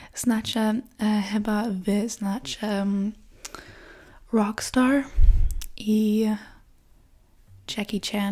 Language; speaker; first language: Polish; early bilingual, heritage; English